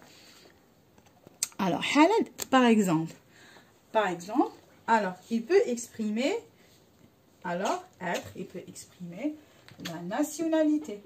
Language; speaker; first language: French; non-native, local second language; Arabic